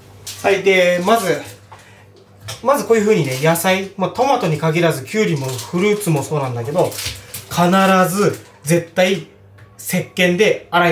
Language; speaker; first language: Japanese; native; Japanese